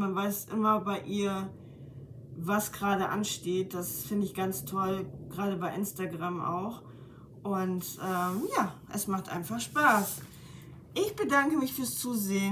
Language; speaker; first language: German; native; German